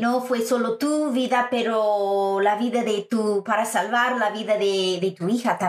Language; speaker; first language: Spanish; non-native, fluent; English